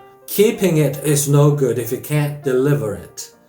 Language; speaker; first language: English; non-native, fluent; Korean